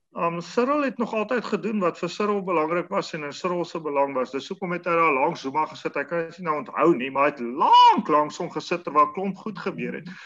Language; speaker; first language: Afrikaans; native; Afrikaans